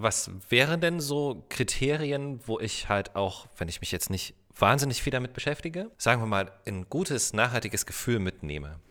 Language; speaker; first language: German; native; German